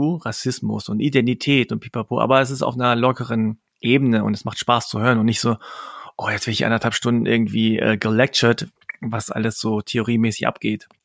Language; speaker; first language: German; early bilingual, other home language; Korean